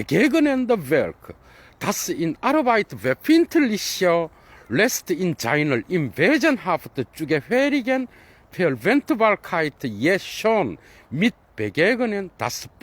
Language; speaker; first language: German; non-native, fluent; Korean